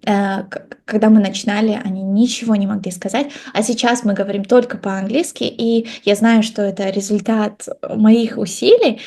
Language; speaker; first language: Russian; non-native, local second language; Kazakh